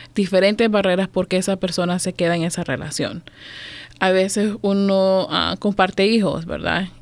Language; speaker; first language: Spanish; native; Spanish